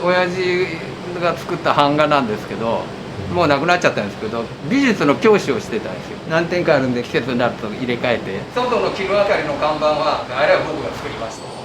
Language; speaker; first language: Japanese; native; Japanese